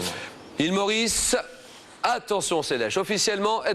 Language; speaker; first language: French; native; French